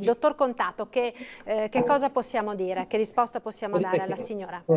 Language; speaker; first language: Italian; native; Italian